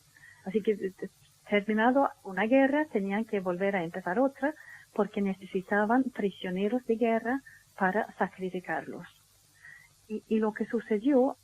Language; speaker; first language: Spanish; non-native, fluent; Swedish